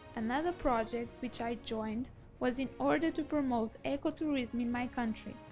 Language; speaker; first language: English; non-native, fluent; Portuguese